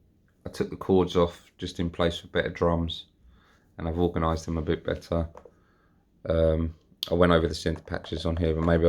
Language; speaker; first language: English; native; English